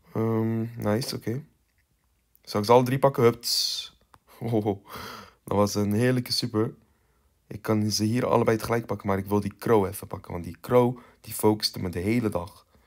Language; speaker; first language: Dutch; early bilingual, other home language; Turkish